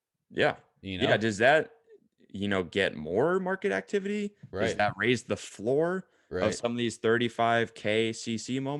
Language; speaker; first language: English; native; English